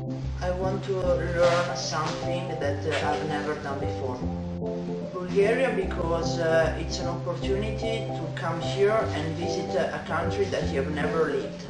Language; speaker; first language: English; non-native, learner; Italian